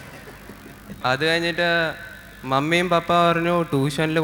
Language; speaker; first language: Malayalam; early bilingual, heritage; Malayalam